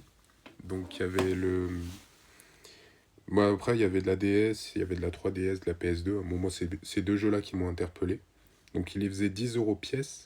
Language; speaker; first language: French; native; French